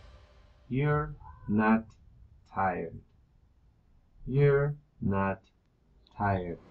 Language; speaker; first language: English; non-native, fluent; Spanish